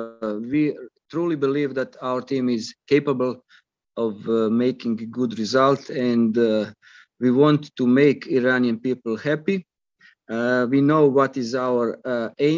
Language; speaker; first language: English; non-native, fluent; Croatian